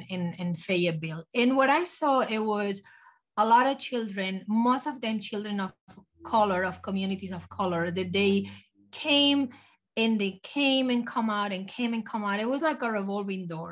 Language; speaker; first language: English; non-native, fluent; Spanish